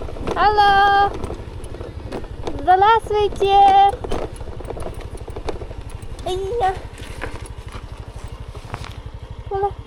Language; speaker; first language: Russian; non-native, learner; Chinese